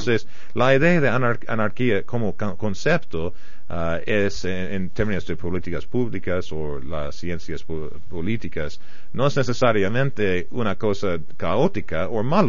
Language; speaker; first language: Spanish; non-native, fluent; English